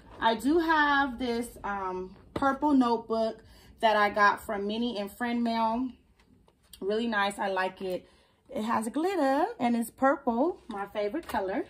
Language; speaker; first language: English; native; English